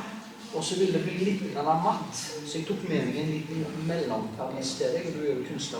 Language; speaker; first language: Norwegian; native; Norwegian